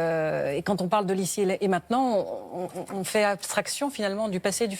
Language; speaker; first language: French; native; French